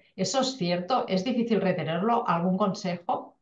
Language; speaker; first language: Spanish; non-native, local second language; Catalan